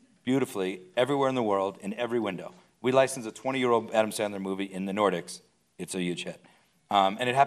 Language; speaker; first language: English; native; English